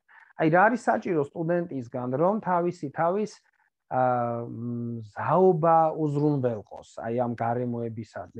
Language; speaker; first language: Georgian; native; Georgian